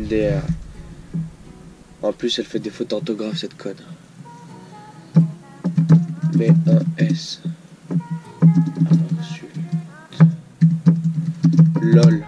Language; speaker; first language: French; native; French